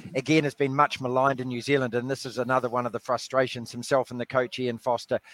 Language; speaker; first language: English; native; English